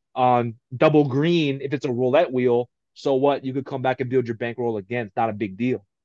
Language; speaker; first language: English; native; English